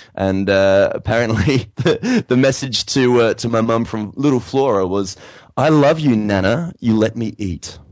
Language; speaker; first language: English; native; English